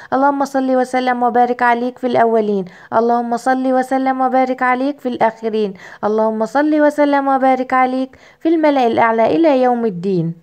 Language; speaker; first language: Arabic; native; Arabic